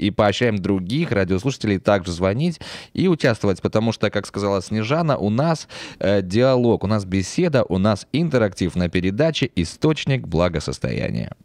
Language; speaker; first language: Russian; native; Russian